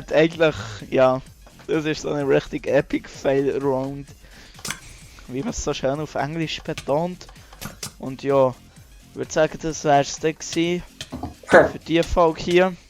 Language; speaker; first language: German; native; German